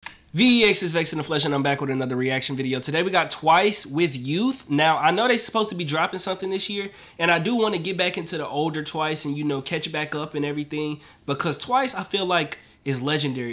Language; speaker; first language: English; native; English